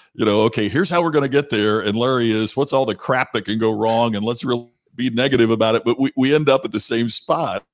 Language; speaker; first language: English; native; English